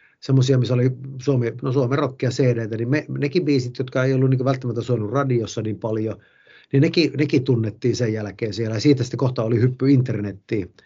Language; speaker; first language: Finnish; native; Finnish